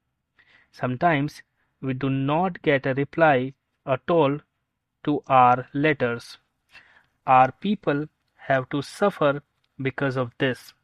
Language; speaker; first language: English; non-native, local second language; Hindi